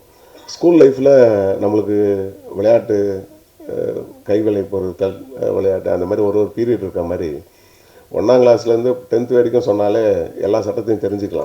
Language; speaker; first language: Tamil; native; Tamil